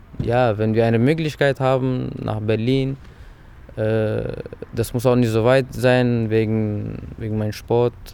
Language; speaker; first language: German; early bilingual, other home language; Persian